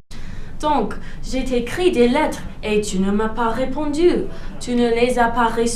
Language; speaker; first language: French; non-native, learner; English